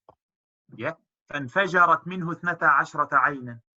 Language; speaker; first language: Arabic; non-native, fluent; English